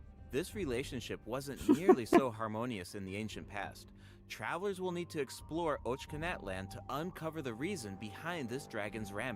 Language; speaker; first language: English; native; English